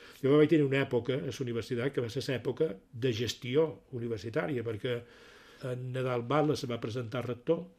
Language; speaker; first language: Catalan; native; Catalan